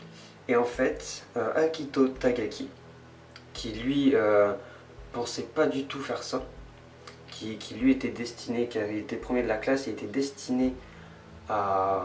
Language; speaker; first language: French; native; French